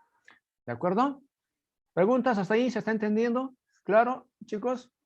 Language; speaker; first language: Spanish; native; Spanish